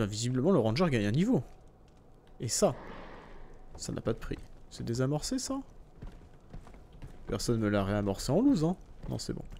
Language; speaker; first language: French; native; French